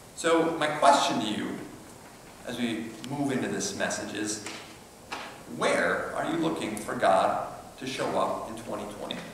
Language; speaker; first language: English; native; English